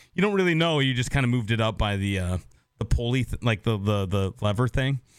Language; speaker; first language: English; native; English